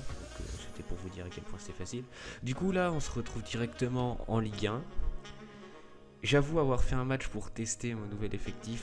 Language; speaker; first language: French; native; French